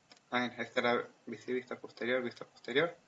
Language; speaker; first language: Spanish; native; Spanish